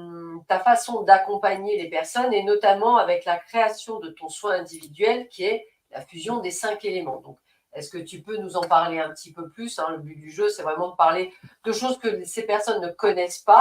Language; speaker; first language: French; native; French